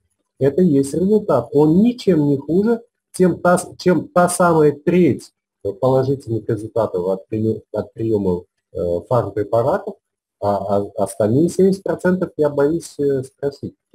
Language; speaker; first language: Russian; native; Russian